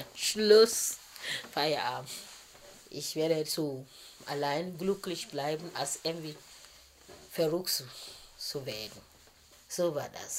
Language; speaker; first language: German; non-native, fluent; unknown